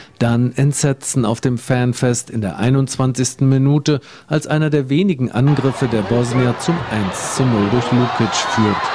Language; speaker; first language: German; native; German